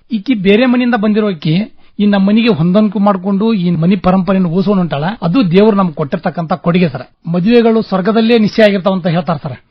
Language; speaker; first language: Kannada; native; Kannada